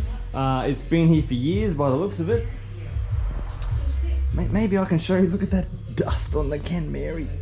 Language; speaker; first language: English; native; English